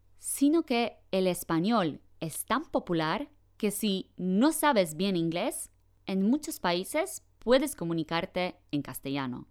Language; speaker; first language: Spanish; non-native, fluent; Polish